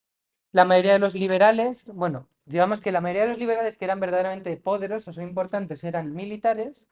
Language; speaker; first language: Spanish; native; Spanish